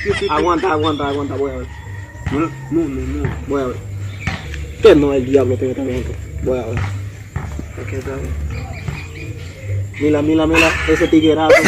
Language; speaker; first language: Spanish; non-native, fluent; Haitian Creole